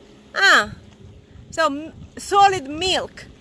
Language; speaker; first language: English; non-native, learner; Italian